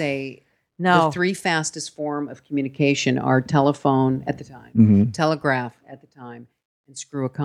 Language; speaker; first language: English; native; English